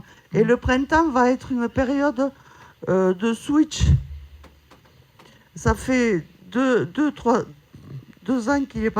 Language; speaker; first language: French; native; French